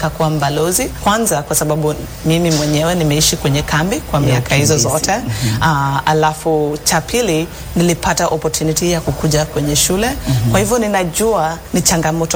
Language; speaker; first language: Swahili; early bilingual, other home language; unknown